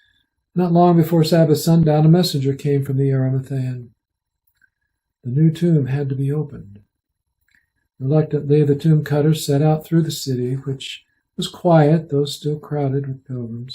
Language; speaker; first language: English; native; English